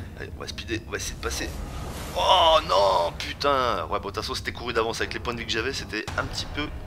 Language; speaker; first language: French; native; French